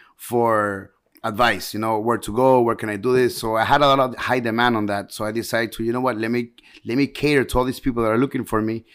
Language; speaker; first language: English; early bilingual, heritage; Spanish